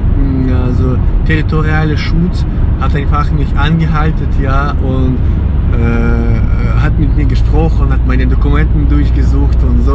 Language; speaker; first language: German; non-native, fluent; Ukrainian